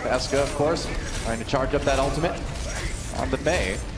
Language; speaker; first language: English; native; English